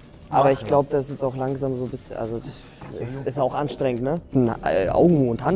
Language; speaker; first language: German; native; German